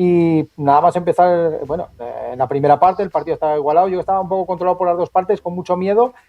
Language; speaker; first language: Spanish; native; Spanish